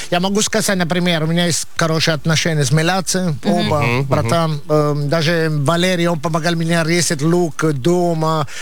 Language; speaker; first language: Russian; non-native, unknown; Italian